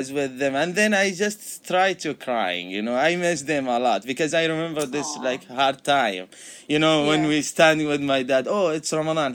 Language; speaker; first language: English; non-native, learner; Arabic